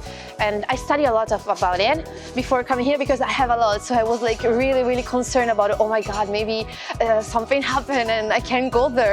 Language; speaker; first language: English; non-native, fluent; Italian